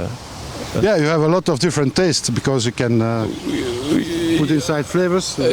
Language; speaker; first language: English; non-native, fluent; French